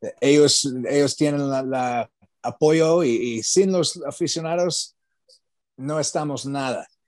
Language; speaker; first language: Spanish; non-native, learner; English